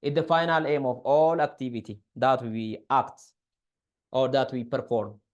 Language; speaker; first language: English; non-native, local second language; Amharic